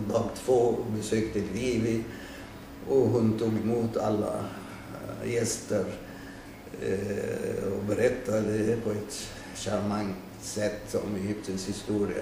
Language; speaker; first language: Swedish; non-native, fluent; Arabic